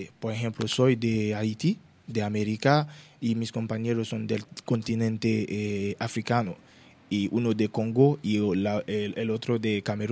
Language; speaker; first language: Spanish; non-native, learner; Haitian Creole